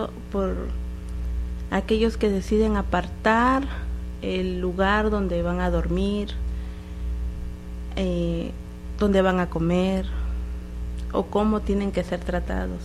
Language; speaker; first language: Spanish; native; Spanish